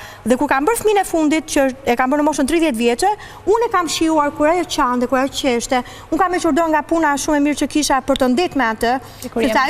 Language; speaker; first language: Albanian; native; Albanian